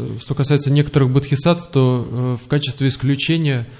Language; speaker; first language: Russian; native; Russian